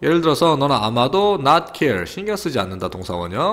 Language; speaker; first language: Korean; native; Korean